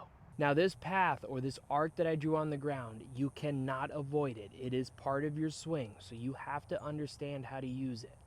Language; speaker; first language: English; native; English